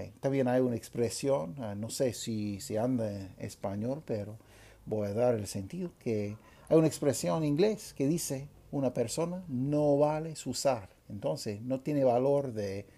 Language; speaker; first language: Spanish; non-native, fluent; English